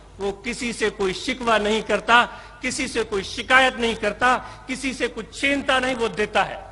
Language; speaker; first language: Urdu; non-native, local second language; Sindhi